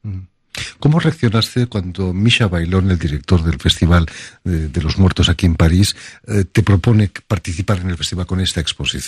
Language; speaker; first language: Spanish; native; Spanish